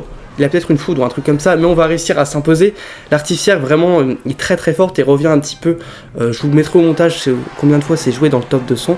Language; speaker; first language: French; native; French